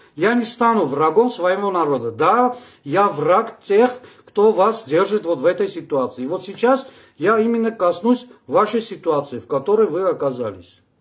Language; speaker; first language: Russian; non-native, local second language; Armenian